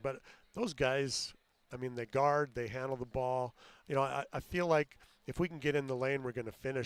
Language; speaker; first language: English; native; English